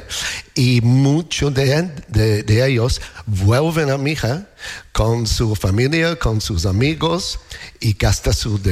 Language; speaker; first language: Spanish; non-native, learner; English